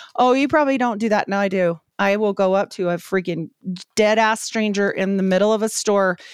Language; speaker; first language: English; native; English